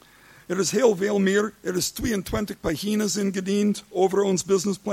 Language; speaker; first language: Dutch; non-native, learner; English